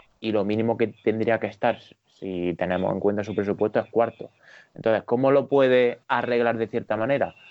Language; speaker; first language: Spanish; native; Spanish